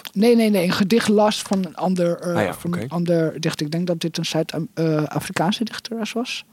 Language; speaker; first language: Dutch; native; Dutch